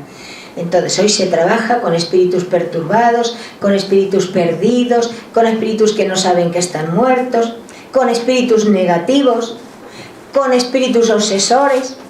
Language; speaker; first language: Spanish; native; Spanish